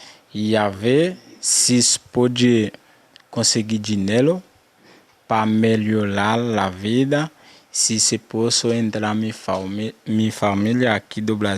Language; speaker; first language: Portuguese; non-native, learner; Haitian Creole